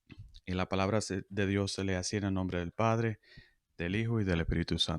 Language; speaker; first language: Spanish; early bilingual, heritage; Spanish